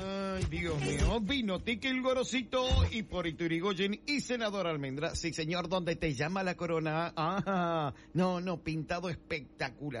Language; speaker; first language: Spanish; native; Spanish